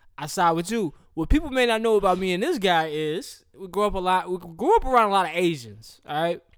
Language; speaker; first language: English; native; English